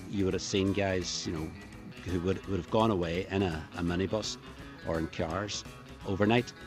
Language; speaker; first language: English; native; English